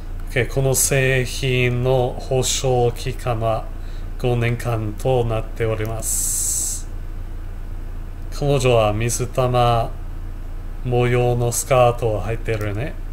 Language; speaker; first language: Japanese; non-native, learner; English